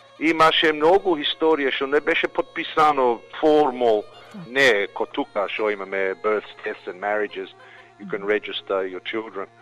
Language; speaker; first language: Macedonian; early bilingual, heritage; Macedonian